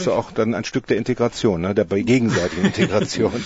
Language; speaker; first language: German; native; German